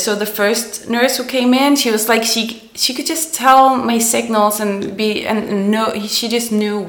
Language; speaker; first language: English; non-native, fluent; Danish